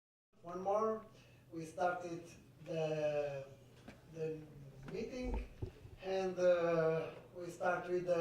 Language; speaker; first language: English; non-native, fluent; Portuguese